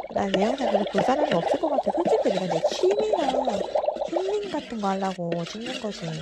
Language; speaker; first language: Korean; native; Korean